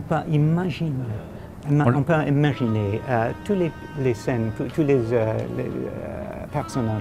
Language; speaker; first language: French; non-native, fluent; English